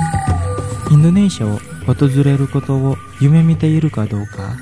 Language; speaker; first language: Japanese; non-native, fluent; Indonesian